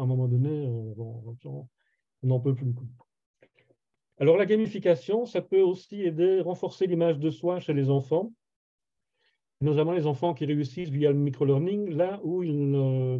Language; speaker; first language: French; native; French